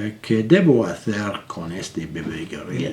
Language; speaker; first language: Spanish; non-native, learner; English